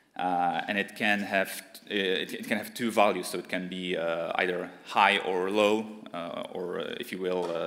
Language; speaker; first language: English; non-native, fluent; Polish